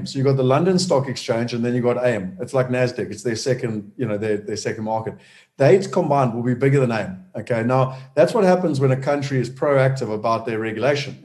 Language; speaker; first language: English; native; English